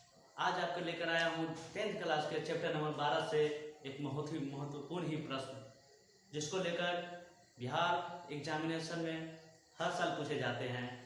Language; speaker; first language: Hindi; native; Hindi